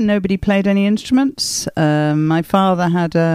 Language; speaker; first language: English; native; English